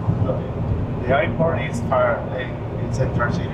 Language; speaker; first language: English; non-native, learner; Spanish